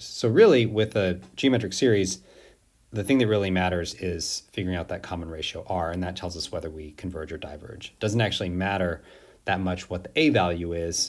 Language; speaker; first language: English; native; English